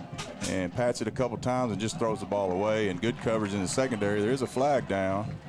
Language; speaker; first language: English; native; English